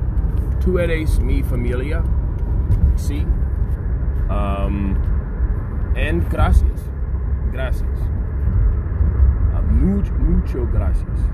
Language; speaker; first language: Spanish; non-native, learner; English